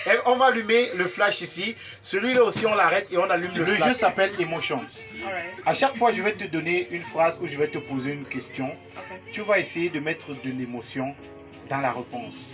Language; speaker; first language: French; native; French